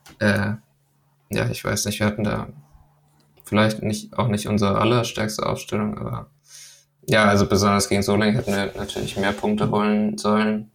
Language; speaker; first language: German; early bilingual, other home language; Danish